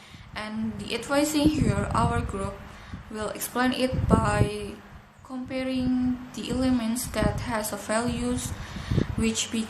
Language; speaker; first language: English; non-native, learner; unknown